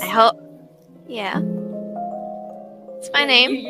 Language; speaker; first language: English; non-native, learner; German